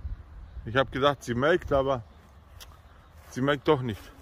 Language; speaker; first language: German; early bilingual, other home language; Bosnian